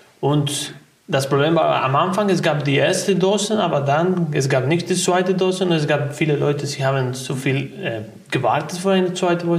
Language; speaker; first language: German; non-native, learner; Spanish